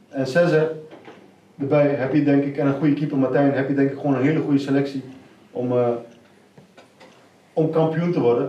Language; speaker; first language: Dutch; native; Dutch